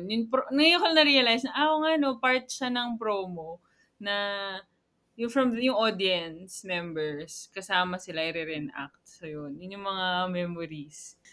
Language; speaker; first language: Filipino; native; Filipino